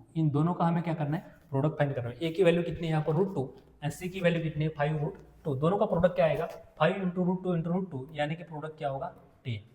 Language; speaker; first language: Hindi; non-native, local second language; Marathi